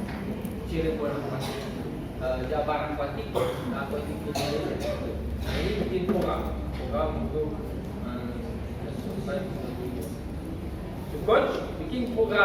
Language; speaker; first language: Indonesian; non-native, learner; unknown